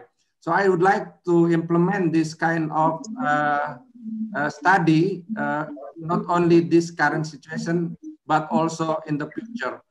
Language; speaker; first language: English; non-native, learner; Indonesian